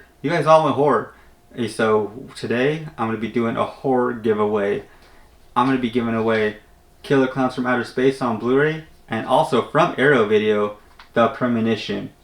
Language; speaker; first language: English; native; English